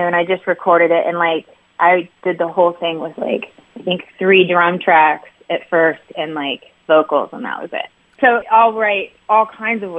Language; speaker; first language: English; native; English